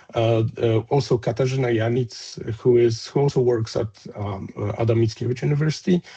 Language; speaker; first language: English; non-native, fluent; Polish